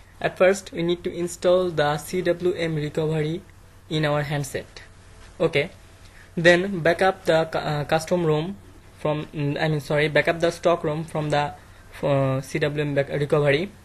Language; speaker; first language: English; non-native, learner; Bangla